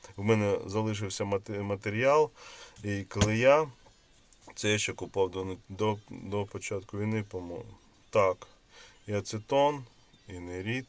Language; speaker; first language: Ukrainian; non-native, local second language; Russian